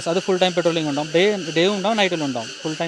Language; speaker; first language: Malayalam; non-native, fluent; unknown